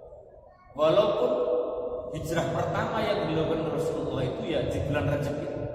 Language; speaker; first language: Indonesian; non-native, local second language; Javanese